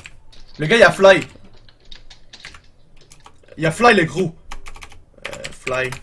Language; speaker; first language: French; native; French